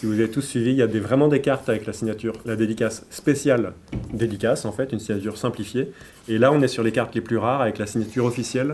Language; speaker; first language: French; native; French